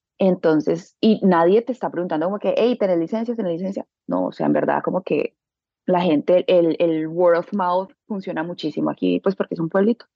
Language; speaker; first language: Spanish; native; Spanish